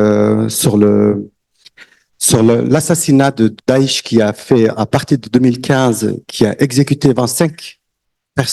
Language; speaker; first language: French; non-native, learner; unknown